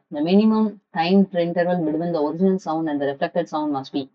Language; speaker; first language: English; non-native, local second language; Tamil